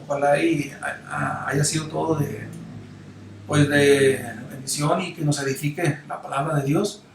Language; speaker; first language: Spanish; native; Spanish